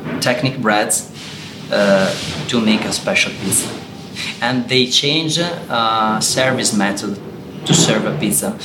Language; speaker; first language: English; non-native, learner; Italian